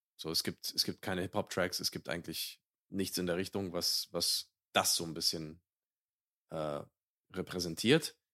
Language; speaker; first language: German; native; German